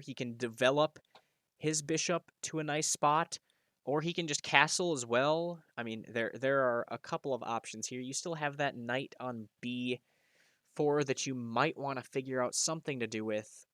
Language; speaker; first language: English; native; English